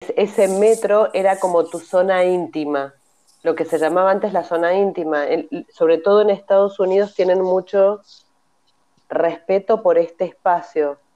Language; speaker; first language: Spanish; native; Spanish